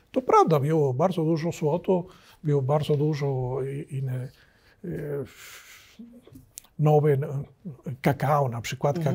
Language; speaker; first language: Polish; non-native, learner; Spanish